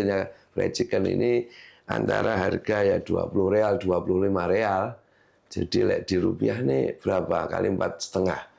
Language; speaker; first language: Indonesian; non-native, local second language; Javanese